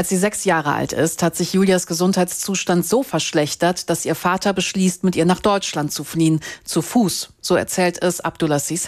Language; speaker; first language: German; native; German